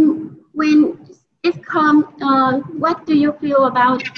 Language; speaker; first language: English; non-native, learner; Vietnamese